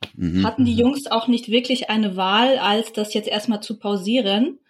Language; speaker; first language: German; early bilingual, other home language; Russian